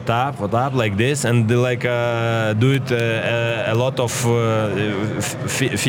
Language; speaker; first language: English; non-native, learner; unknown